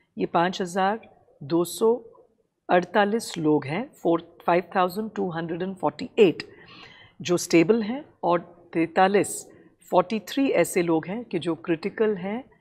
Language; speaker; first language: Hindi; non-native, local second language; Tamil